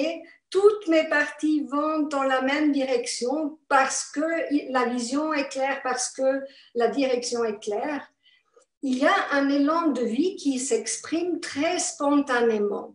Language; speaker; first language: French; non-native, fluent; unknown